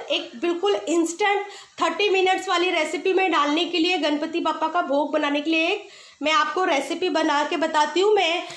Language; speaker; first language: Hindi; native; Hindi